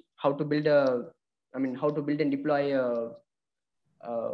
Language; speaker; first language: English; non-native, local second language; Tamil